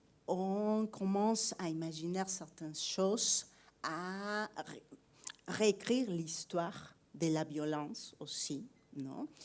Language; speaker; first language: French; non-native, fluent; Spanish